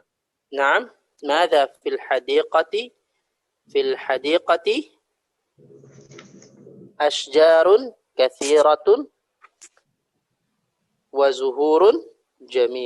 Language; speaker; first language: Arabic; non-native, fluent; Indonesian